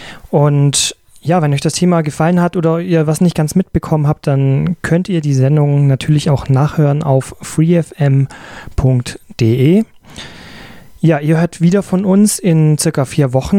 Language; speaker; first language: German; native; German